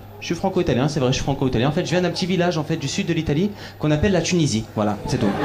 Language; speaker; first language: French; early bilingual, other home language; Arabic